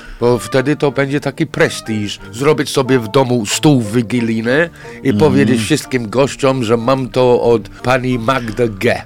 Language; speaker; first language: Polish; non-native, fluent; English